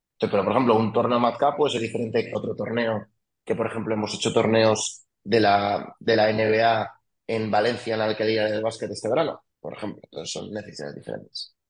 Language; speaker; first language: Spanish; early bilingual, other home language; French